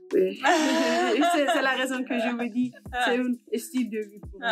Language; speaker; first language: French; non-native, learner; Persian